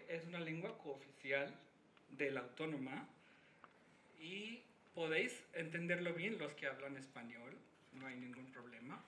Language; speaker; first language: Spanish; non-native, fluent; Hindi